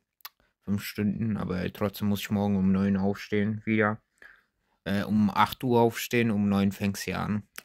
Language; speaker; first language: German; early bilingual, other home language; Turkish